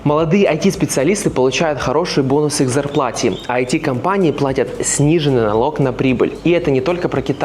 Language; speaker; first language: Russian; native; Russian